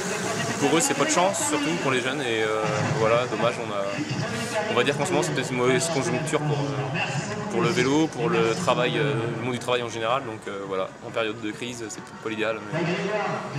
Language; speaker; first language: French; native; French